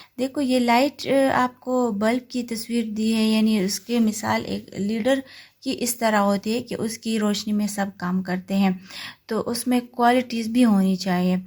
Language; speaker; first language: Urdu; non-native, local second language; Pashto